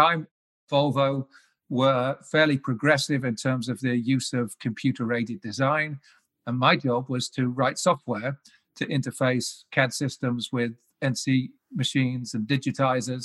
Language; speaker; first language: English; native; English